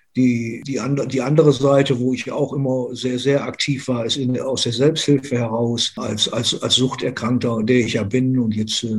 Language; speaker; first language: German; native; German